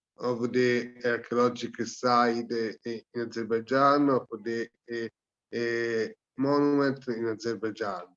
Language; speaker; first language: English; non-native, learner; Italian